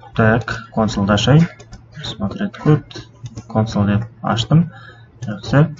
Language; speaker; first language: Russian; non-native, local second language; Kazakh